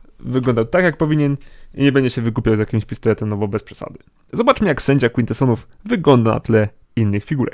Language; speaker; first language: Polish; native; Polish